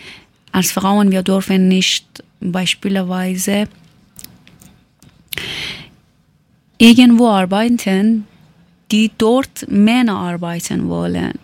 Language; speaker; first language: German; non-native, learner; Persian